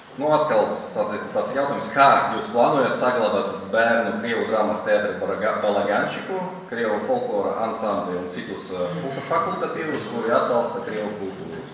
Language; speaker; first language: Latvian; non-native, local second language; Russian